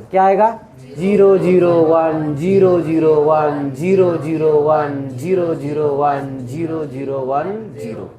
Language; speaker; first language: Hindi; non-native, local second language; Marathi